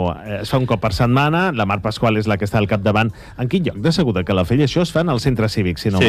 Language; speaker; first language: Catalan; native; Catalan